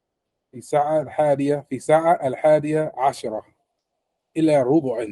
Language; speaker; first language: Arabic; non-native, learner; English